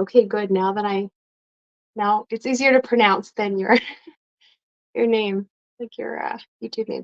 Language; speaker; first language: English; non-native, fluent; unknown